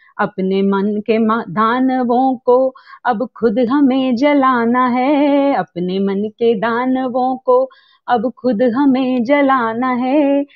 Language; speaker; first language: Hindi; native; Hindi